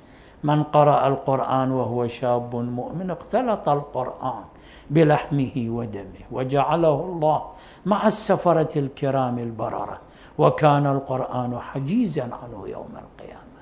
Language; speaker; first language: Arabic; native; Arabic